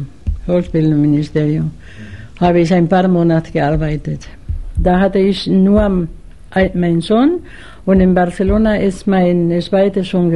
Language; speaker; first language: German; non-native, fluent; Spanish